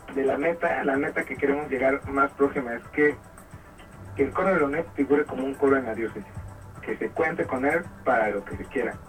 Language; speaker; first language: Spanish; native; Spanish